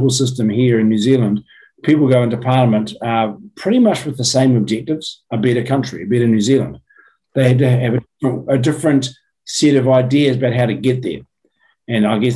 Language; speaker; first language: English; native; English